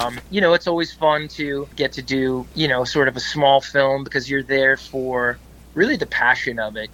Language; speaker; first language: English; native; English